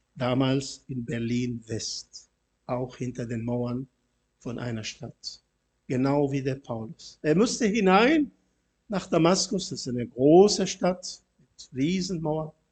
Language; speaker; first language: German; non-native, fluent; Arabic